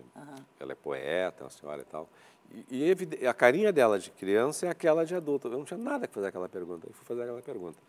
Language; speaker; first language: Portuguese; native; Portuguese